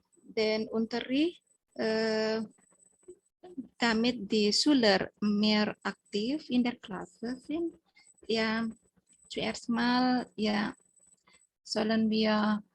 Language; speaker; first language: German; non-native, learner; Indonesian